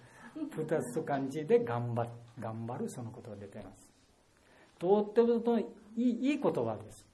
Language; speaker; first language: Japanese; non-native, learner; Bangla